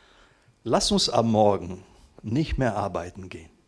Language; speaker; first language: German; non-native, fluent; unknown